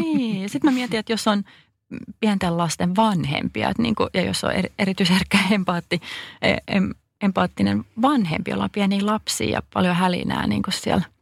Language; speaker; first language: Finnish; native; Finnish